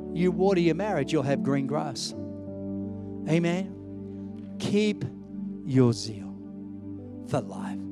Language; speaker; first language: English; native; English